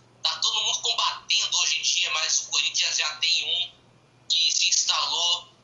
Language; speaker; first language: Portuguese; native; Portuguese